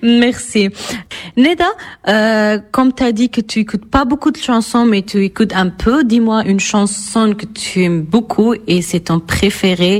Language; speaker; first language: French; non-native, fluent; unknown